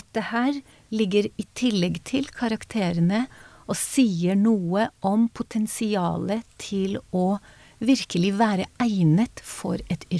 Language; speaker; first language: Norwegian; non-native, fluent; Hebrew